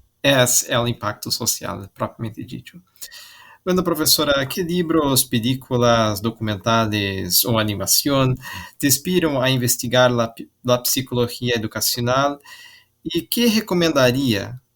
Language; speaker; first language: Spanish; non-native, learner; Portuguese